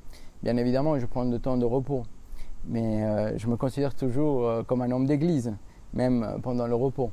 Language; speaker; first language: French; non-native, fluent; Spanish